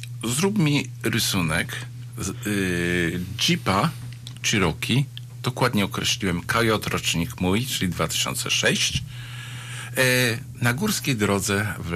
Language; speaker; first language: Polish; native; Polish